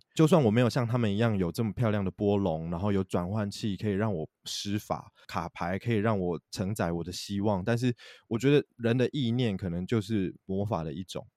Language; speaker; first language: Chinese; native; Chinese